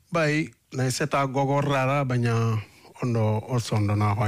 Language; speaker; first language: Basque; non-native, fluent; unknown